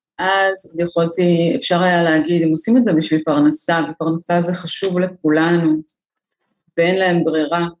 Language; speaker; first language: Hebrew; native; Hebrew